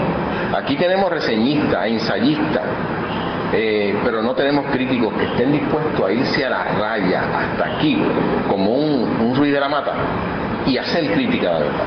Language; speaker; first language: Spanish; native; Spanish